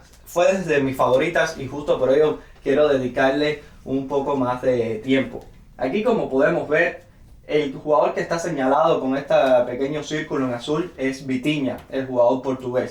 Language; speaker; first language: Spanish; native; Spanish